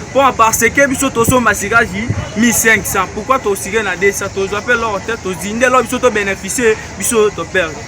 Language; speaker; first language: Lingala; native; Lingala